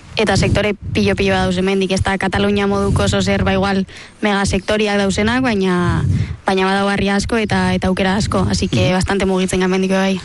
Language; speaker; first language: Basque; native; Basque